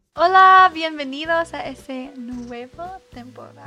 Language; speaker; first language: Spanish; non-native, learner; English